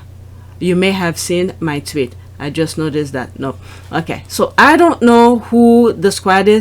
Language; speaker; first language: English; non-native, fluent; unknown